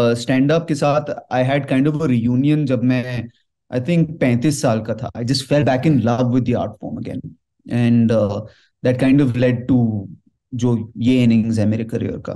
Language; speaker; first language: Hindi; early bilingual, heritage; Hindi